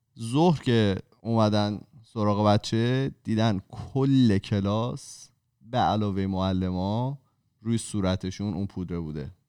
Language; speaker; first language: Persian; native; Persian